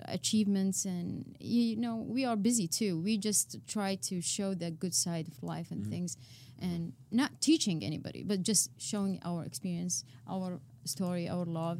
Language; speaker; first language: English; non-native, fluent; Arabic